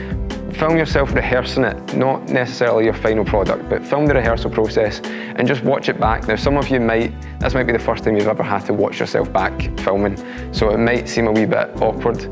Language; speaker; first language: English; native; English